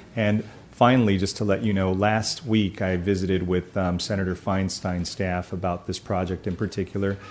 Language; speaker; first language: English; early bilingual, other home language; Spanish